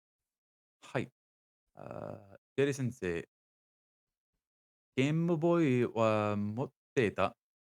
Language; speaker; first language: Japanese; non-native, learner; English